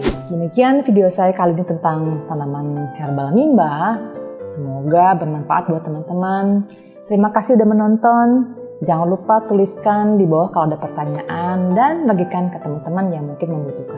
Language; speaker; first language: Indonesian; native; Indonesian